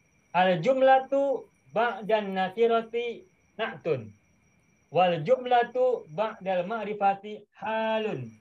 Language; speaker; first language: Arabic; non-native, fluent; Indonesian